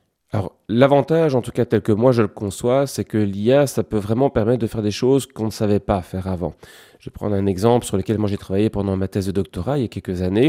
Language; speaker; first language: French; native; French